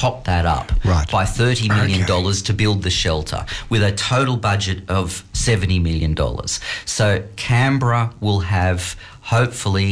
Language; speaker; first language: English; native; English